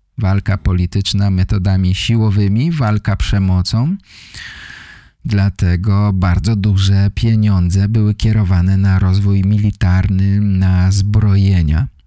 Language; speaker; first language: Polish; native; Polish